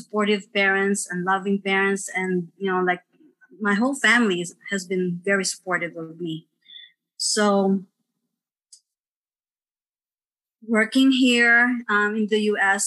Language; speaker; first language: English; non-native, local second language; Filipino